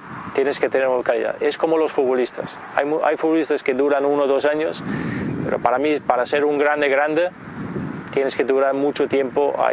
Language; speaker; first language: Spanish; non-native, fluent; Danish